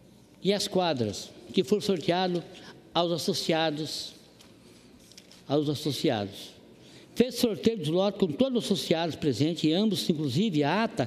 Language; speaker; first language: Portuguese; native; Portuguese